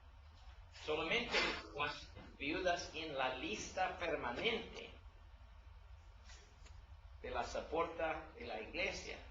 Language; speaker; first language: Spanish; non-native, learner; English